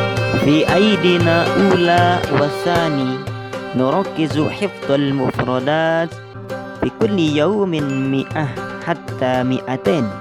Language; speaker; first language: Arabic; non-native, learner; Indonesian